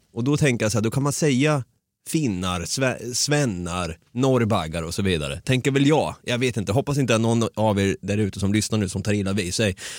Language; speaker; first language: Swedish; native; Swedish